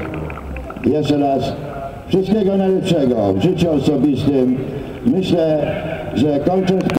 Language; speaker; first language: Polish; native; Polish